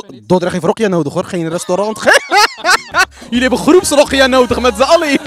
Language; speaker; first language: Dutch; early bilingual, other home language; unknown